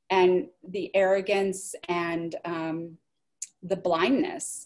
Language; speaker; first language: English; native; English